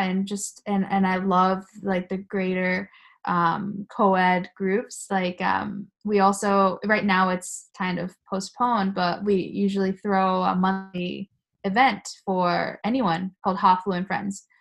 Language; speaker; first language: English; early bilingual, other home language; Japanese